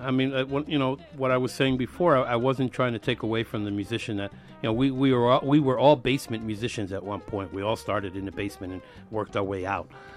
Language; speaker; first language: English; early bilingual, other home language; Spanish